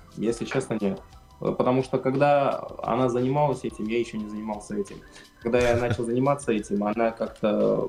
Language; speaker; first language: Russian; non-native, fluent; Armenian